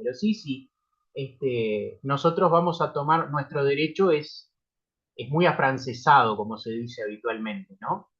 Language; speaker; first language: Spanish; native; Spanish